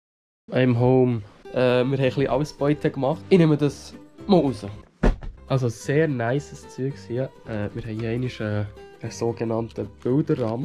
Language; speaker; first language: German; native; German